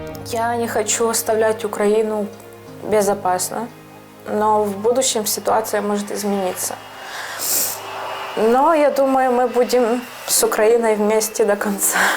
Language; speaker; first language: Russian; non-native, local second language; Ukrainian